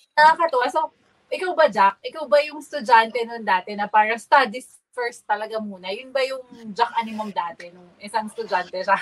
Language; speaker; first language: Filipino; native; Filipino